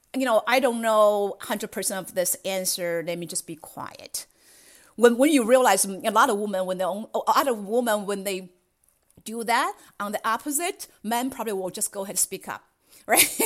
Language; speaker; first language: English; non-native, fluent; Chinese